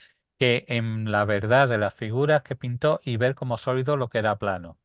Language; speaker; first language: Spanish; native; Spanish